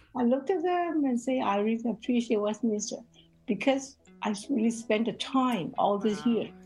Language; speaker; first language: English; non-native, local second language; Cantonese